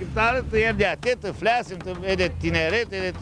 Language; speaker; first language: Albanian; early bilingual, heritage; Albanian